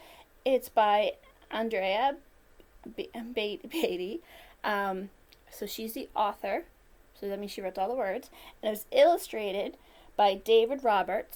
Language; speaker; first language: English; native; English